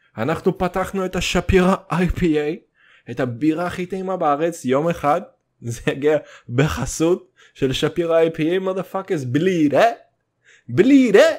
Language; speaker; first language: Hebrew; early bilingual, other home language; Russian